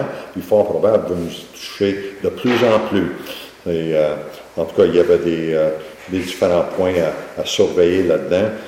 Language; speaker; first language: French; native; French